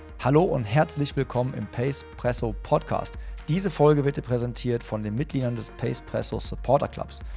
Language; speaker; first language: German; native; German